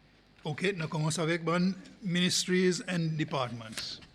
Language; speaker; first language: French; non-native, local second language; Seselwa Creole French